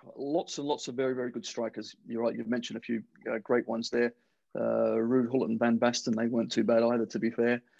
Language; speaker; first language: English; native; English